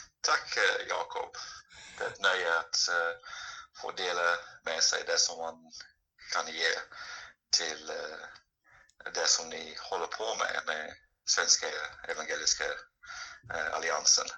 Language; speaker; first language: Swedish; non-native, fluent; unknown